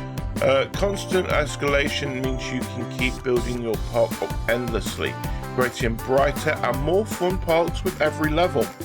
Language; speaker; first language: English; native; English